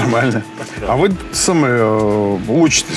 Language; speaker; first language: Russian; non-native, fluent; Finnish